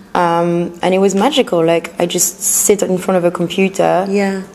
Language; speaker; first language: English; non-native, fluent; French